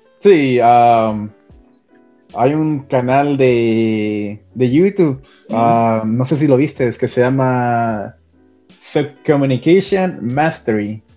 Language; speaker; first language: Spanish; early bilingual, heritage; Spanish